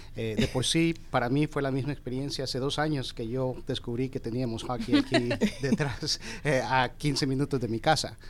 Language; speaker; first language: Spanish; early bilingual, heritage; Spanish